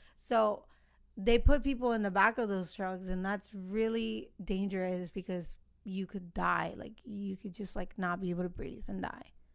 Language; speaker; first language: English; early bilingual, other home language; Spanish